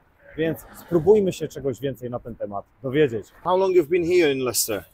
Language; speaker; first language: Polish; native; Polish